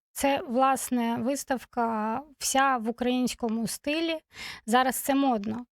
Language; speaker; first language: Ukrainian; non-native, local second language; Russian